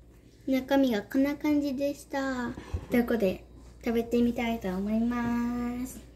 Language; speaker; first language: Japanese; non-native, fluent; Cebuano